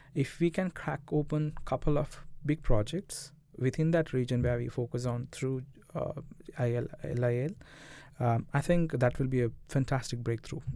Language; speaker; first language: English; non-native, local second language; Tamil